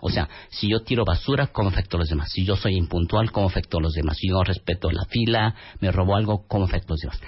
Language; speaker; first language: Spanish; native; Spanish